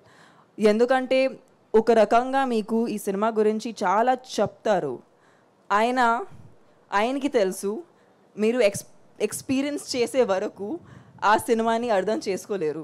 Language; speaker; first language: Telugu; non-native, fluent; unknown